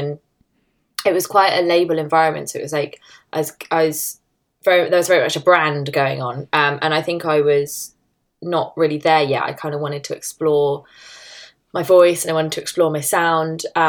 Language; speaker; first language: English; native; English